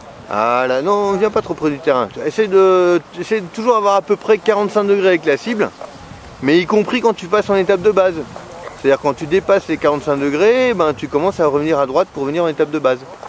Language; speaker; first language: French; native; French